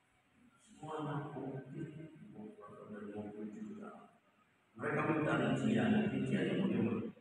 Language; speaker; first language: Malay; non-native, local second language; Javanese